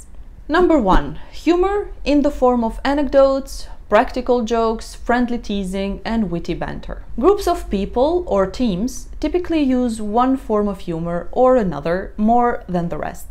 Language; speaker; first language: English; non-native, fluent; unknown